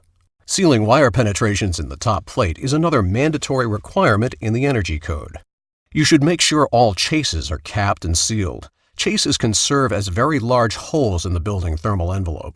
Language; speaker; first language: English; native; English